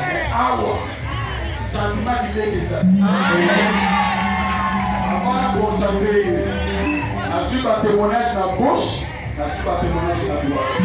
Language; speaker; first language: French; non-native, local second language; Lingala